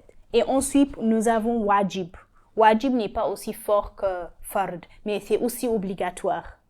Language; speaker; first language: French; non-native, learner; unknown